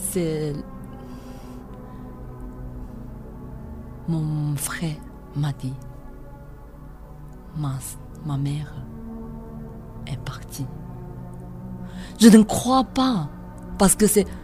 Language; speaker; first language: French; non-native, learner; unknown